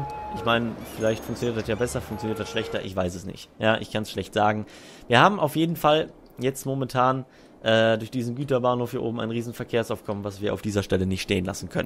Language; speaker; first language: German; native; German